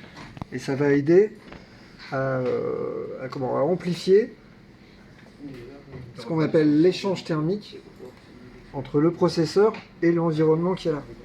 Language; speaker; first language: French; native; French